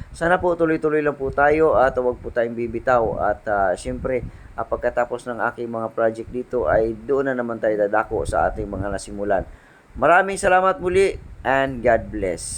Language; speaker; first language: Filipino; native; Filipino